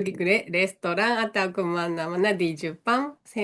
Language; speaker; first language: Indonesian; non-native, learner; Japanese